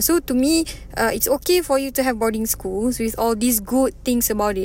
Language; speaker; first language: English; non-native, local second language; Malay